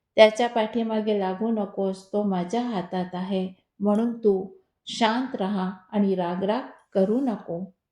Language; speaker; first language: Marathi; non-native, local second language; Hindi